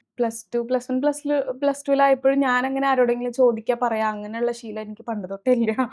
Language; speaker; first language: Malayalam; early bilingual, heritage; Malayalam